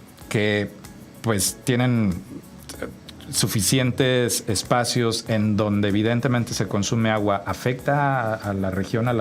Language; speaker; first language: Spanish; native; Spanish